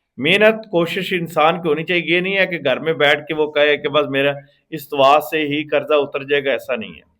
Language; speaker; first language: Urdu; native; Urdu